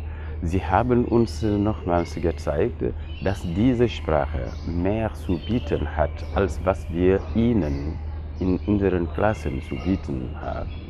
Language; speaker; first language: German; non-native, fluent; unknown